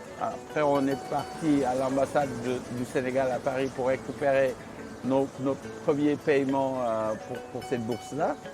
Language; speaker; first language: French; non-native, local second language; Wolof